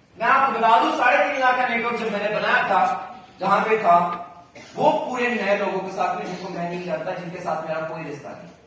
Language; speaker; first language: Hindi; non-native, local second language; Marathi